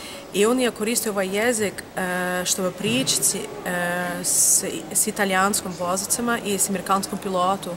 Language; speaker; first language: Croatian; non-native, learner; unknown